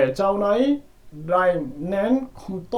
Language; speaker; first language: Vietnamese; non-native, learner; Korean